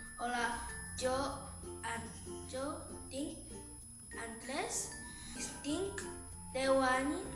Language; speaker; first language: Catalan; non-native, learner; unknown